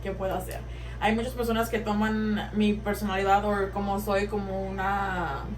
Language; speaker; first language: Spanish; early bilingual, heritage; Spanish